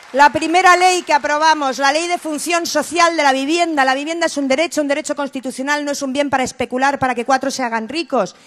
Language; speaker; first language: Spanish; native; Spanish